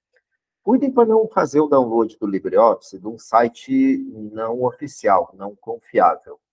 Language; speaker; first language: Portuguese; native; Portuguese